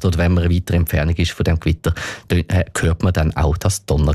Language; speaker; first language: German; native; German